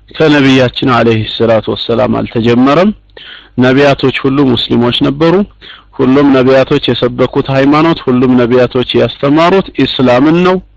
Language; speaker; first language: Amharic; native; Amharic